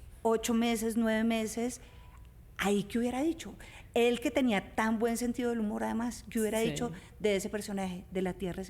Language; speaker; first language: Spanish; native; Spanish